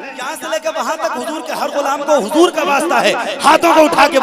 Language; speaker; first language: Hindi; native; Hindi